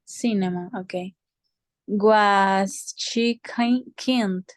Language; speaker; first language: English; non-native, learner; Spanish